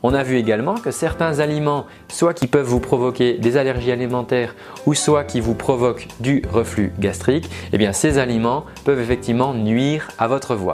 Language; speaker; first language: French; native; French